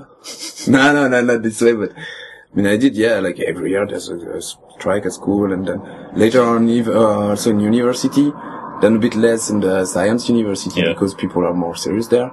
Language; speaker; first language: English; non-native, fluent; French